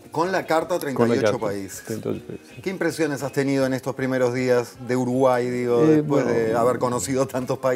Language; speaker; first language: Spanish; native; Spanish